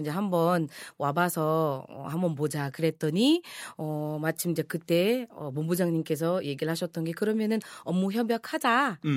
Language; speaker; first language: Korean; non-native, fluent; Filipino